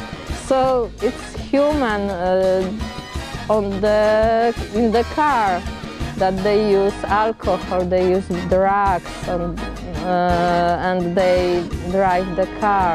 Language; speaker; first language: English; non-native, learner; Polish